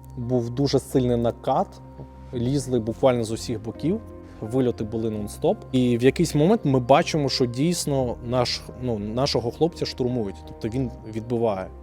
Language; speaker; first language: Ukrainian; native; Ukrainian